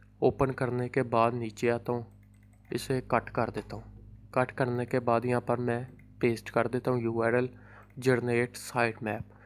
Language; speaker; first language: Urdu; non-native, local second language; Punjabi